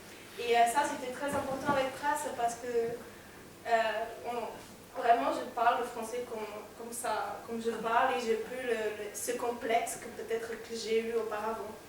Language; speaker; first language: French; non-native, fluent; Portuguese